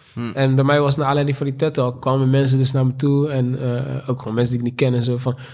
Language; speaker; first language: Dutch; native; Dutch